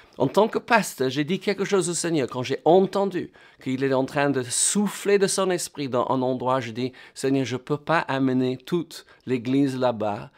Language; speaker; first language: French; non-native, fluent; English